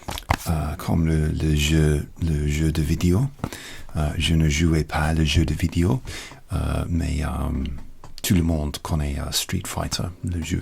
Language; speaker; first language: French; non-native, learner; English